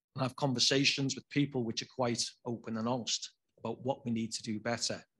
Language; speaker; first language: English; native; English